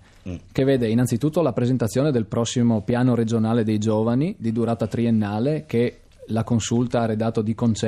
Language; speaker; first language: Italian; native; Italian